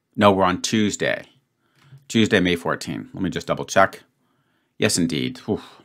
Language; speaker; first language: English; native; English